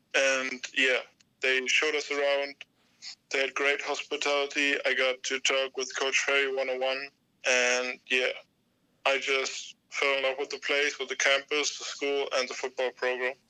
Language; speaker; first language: English; non-native, fluent; German